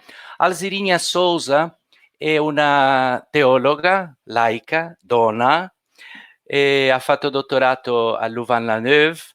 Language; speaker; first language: Italian; non-native, fluent; Portuguese